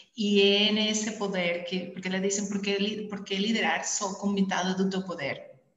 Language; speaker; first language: Portuguese; early bilingual, heritage; Spanish